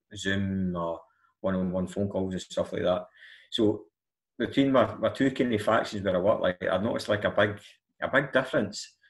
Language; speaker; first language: English; native; English